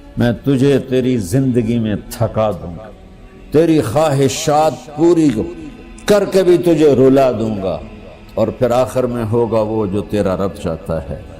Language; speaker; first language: Urdu; non-native, local second language; Punjabi